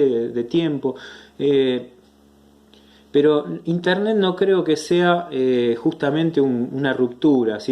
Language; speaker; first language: Spanish; native; Spanish